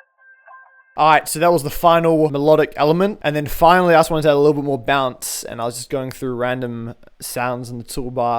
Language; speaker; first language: English; native; English